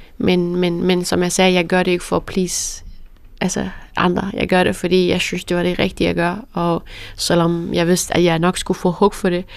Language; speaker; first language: Danish; early bilingual, other home language; Persian